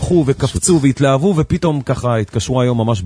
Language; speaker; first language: Hebrew; native; Hebrew